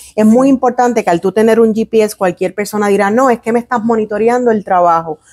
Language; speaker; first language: Spanish; native; Spanish